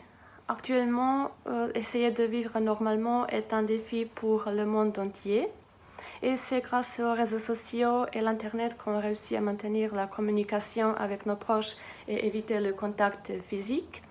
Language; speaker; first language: French; non-native, fluent; Serbian